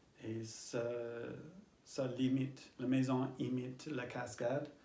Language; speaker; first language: French; non-native, learner; English